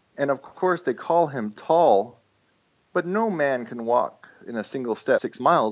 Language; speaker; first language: English; non-native, fluent; Estonian